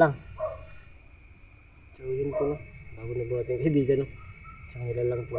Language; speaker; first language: Filipino; non-native, local second language; Cebuano